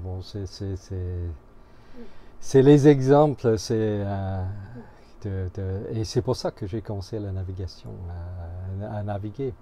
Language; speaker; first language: French; non-native, fluent; English